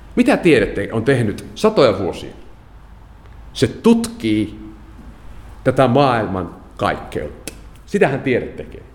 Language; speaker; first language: Finnish; non-native, fluent; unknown